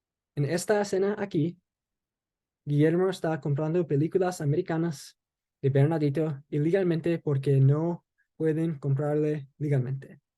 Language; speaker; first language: Spanish; non-native, learner; English